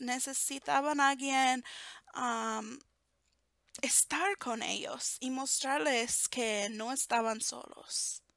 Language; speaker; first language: Spanish; non-native, fluent; English